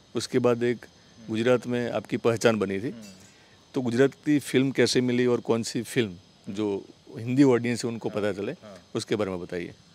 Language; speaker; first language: Hindi; non-native, local second language; Gujarati